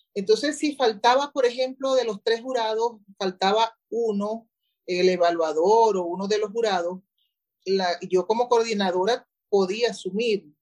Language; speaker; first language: Spanish; native; Spanish